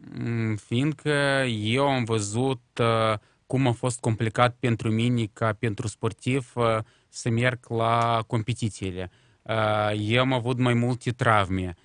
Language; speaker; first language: Romanian; non-native, local second language; Russian